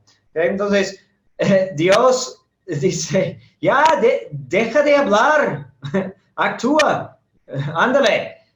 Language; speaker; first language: Spanish; non-native, fluent; English